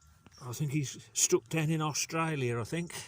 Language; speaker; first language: English; native; English